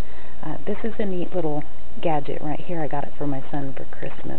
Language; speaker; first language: English; native; English